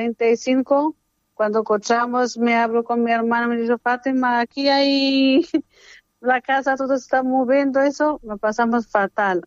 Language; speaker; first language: Spanish; non-native, learner; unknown